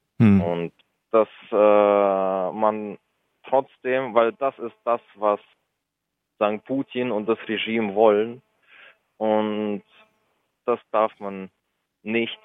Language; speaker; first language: German; early bilingual, other home language; Russian